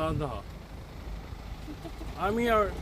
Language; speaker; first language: Korean; native; Korean